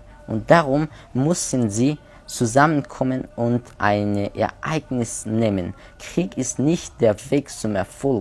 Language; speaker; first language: German; non-native, learner; Persian